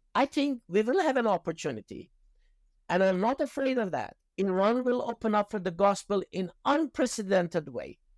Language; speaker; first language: English; non-native, fluent; Persian